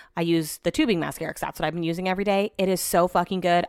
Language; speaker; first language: English; native; English